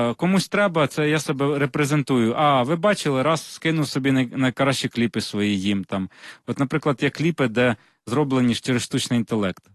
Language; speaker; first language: Ukrainian; non-native, local second language; Russian